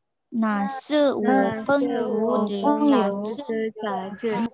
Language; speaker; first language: Chinese; non-native, learner; Indonesian